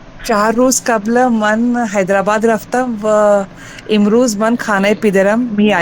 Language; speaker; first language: Persian; non-native, learner; Urdu